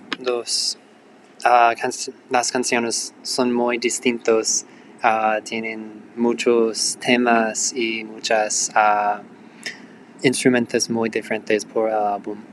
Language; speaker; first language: Spanish; non-native, learner; English